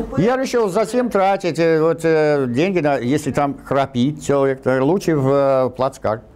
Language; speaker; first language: Russian; non-native, fluent; English